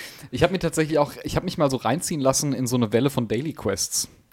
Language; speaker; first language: German; native; German